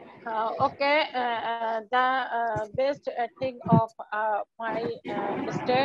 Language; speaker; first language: English; non-native, learner; Bangla